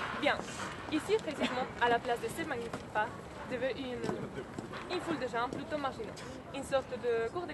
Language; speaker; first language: French; native; French